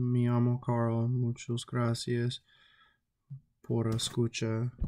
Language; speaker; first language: Spanish; non-native, learner; English